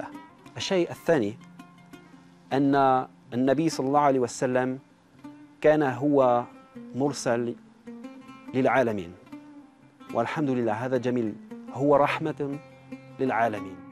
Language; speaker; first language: Arabic; non-native, fluent; French